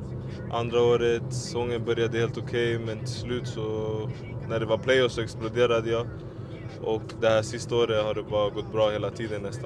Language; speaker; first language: Swedish; native; Swedish